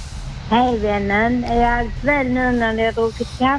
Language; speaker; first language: Swedish; native; Swedish